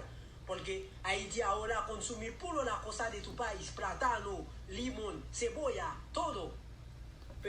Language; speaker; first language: Spanish; non-native, learner; Haitian Creole